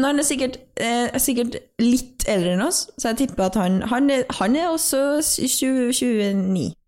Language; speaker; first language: Norwegian; native; Norwegian